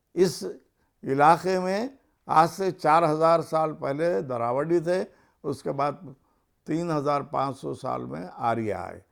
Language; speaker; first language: Urdu; native; Urdu